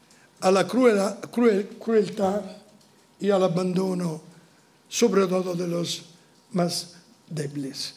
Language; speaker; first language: Spanish; non-native, fluent; Italian